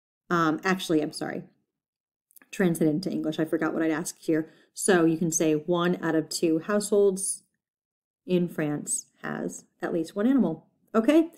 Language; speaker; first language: English; native; English